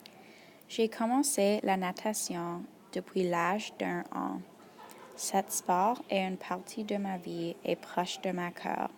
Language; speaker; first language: French; non-native, local second language; English